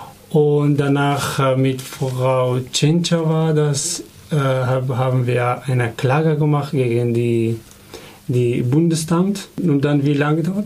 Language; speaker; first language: German; non-native, learner; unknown